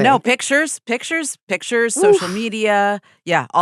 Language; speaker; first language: English; native; English